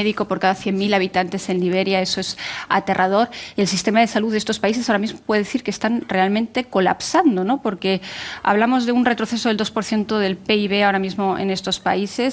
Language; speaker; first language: Spanish; native; Spanish